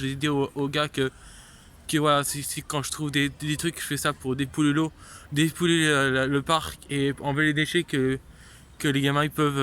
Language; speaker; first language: French; native; French